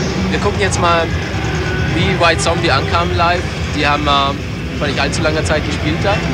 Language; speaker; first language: German; native; German